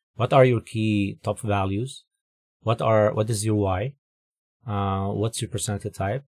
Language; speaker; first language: English; non-native, fluent; Arabic